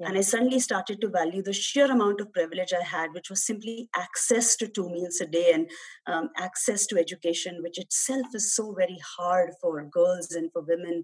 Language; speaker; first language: English; non-native, local second language; Hindi